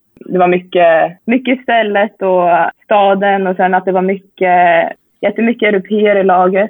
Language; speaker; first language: Swedish; native; Swedish